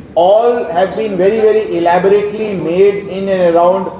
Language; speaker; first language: English; non-native, local second language; Marathi